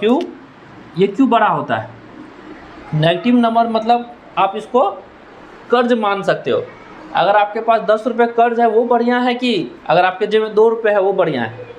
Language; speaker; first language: Hindi; native; Hindi